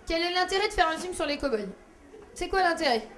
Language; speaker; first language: French; native; French